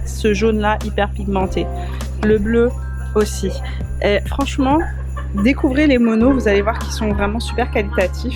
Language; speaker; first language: French; native; French